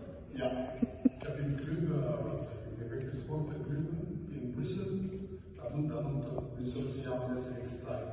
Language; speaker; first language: Dutch; non-native, learner; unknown